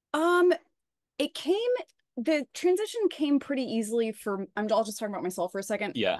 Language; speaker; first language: English; native; English